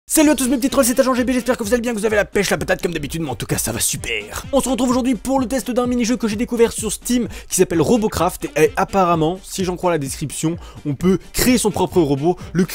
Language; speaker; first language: French; native; French